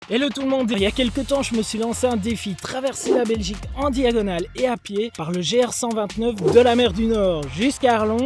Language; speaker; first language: French; native; French